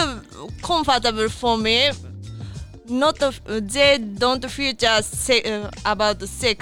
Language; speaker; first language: English; non-native, learner; Japanese